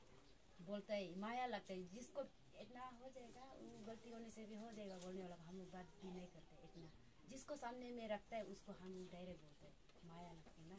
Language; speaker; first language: Hindi; non-native, local second language; Adi